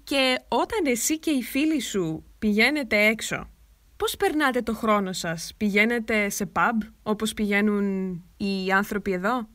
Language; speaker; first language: Greek; native; Greek